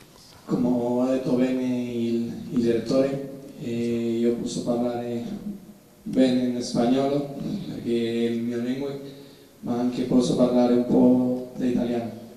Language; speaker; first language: Italian; non-native, learner; Spanish